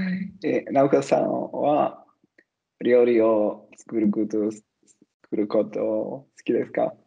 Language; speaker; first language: Japanese; non-native, learner; Italian